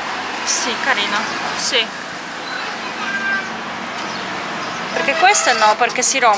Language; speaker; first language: Italian; non-native, fluent; Polish